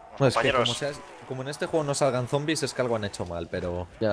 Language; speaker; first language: Spanish; native; Spanish